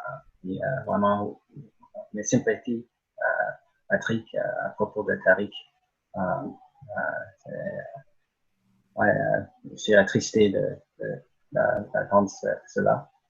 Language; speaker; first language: French; early bilingual, other home language; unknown